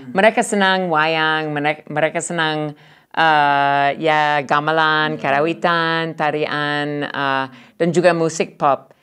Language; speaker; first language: Indonesian; non-native, learner; English